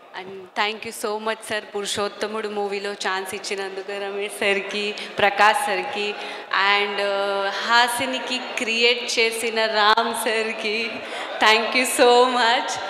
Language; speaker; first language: Telugu; non-native, fluent; Marathi